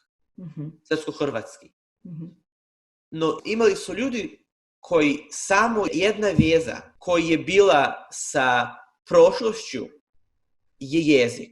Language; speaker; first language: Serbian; non-native, fluent; Hebrew